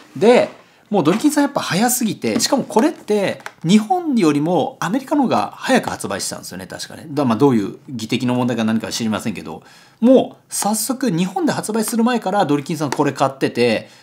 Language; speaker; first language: Japanese; native; Japanese